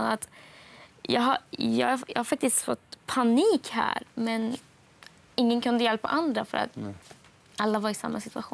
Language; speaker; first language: Swedish; non-native, fluent; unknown